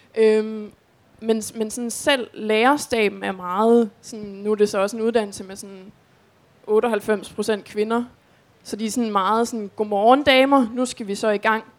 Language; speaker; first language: Danish; native; Danish